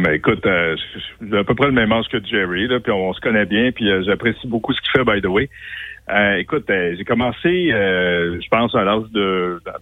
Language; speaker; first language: French; native; French